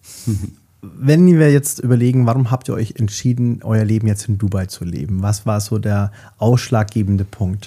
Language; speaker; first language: German; native; German